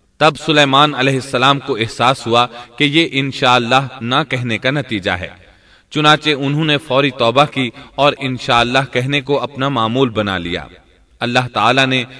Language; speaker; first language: Urdu; native; Urdu